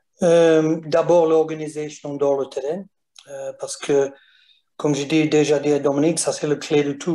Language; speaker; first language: French; non-native, fluent; English